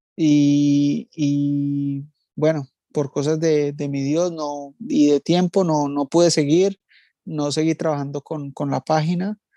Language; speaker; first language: Spanish; native; Spanish